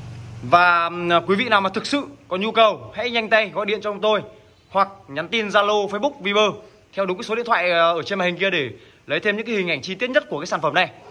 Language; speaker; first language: Vietnamese; native; Vietnamese